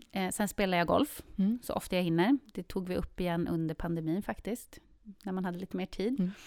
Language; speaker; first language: Swedish; native; Swedish